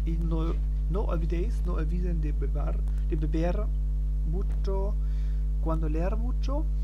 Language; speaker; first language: Spanish; non-native, learner; German